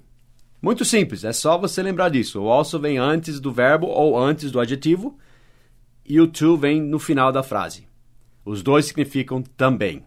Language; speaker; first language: Portuguese; non-native, fluent; English